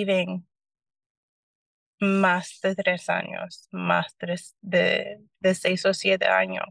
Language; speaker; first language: Spanish; early bilingual, heritage; Spanish